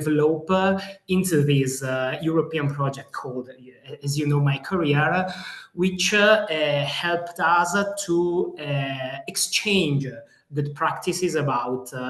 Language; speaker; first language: English; non-native, fluent; Italian